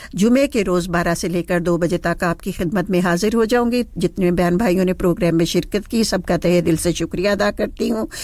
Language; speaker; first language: Urdu; non-native, local second language; Punjabi